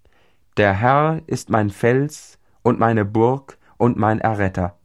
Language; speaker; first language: German; native; German